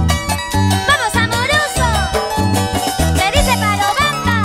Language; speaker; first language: Spanish; native; Spanish